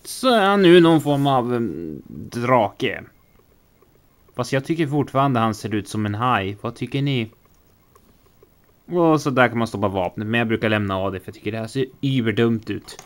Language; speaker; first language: Swedish; native; Swedish